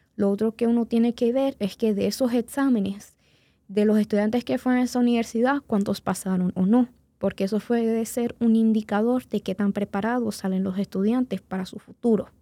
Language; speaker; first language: Spanish; native; Spanish